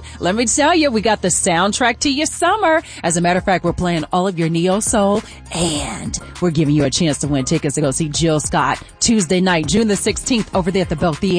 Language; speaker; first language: English; native; English